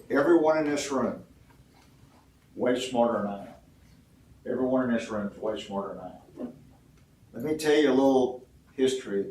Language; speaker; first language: English; native; English